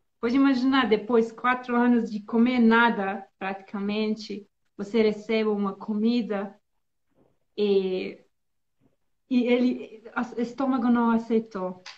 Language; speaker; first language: Portuguese; non-native, learner; Bosnian